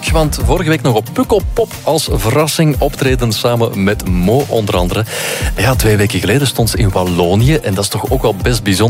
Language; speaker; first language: Dutch; native; Dutch